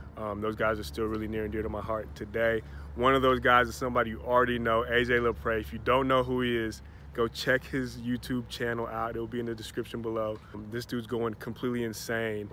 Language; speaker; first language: English; native; English